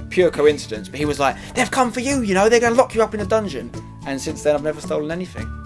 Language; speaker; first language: English; native; English